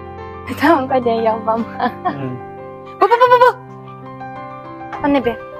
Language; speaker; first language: Chinese; non-native, learner; Ukrainian